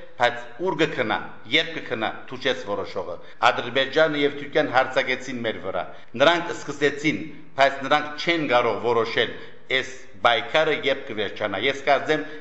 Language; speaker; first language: Armenian; early bilingual, heritage; Armenian